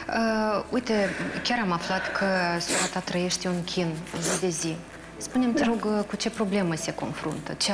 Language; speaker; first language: Romanian; native; Romanian